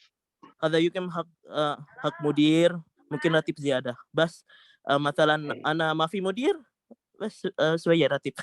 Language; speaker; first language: Arabic; non-native, learner; Indonesian